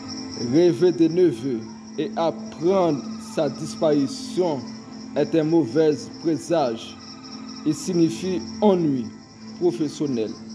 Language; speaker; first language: French; non-native, local second language; Haitian Creole